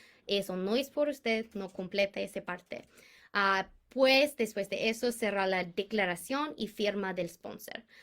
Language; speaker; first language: Spanish; non-native, fluent; English